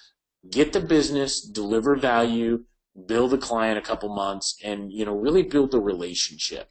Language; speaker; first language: English; native; English